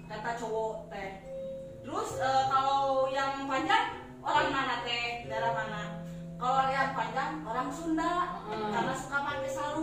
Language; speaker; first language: Indonesian; non-native, local second language; Sundanese